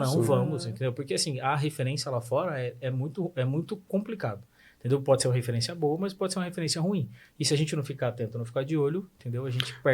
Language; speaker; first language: Portuguese; native; Portuguese